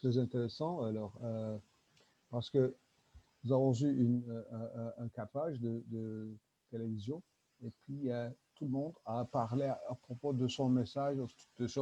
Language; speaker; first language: French; non-native, learner; Turkish